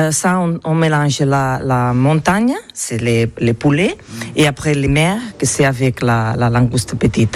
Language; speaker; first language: French; non-native, learner; Catalan